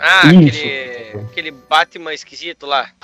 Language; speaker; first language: Portuguese; native; Portuguese